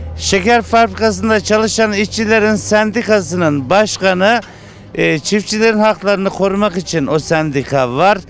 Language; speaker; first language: Turkish; native; Turkish